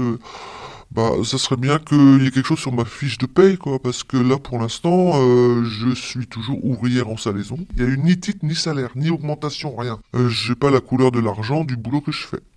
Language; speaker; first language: French; native; French